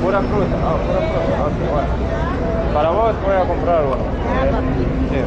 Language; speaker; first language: Spanish; non-native, fluent; English